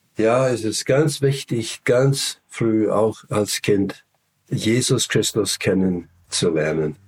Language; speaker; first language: German; non-native, fluent; English